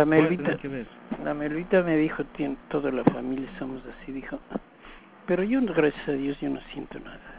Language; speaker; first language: Spanish; native; Spanish